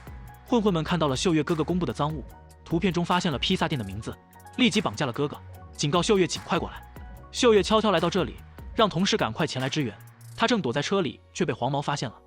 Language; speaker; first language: Chinese; native; Chinese